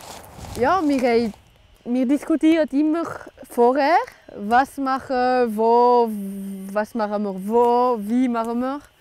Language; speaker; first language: German; non-native, local second language; French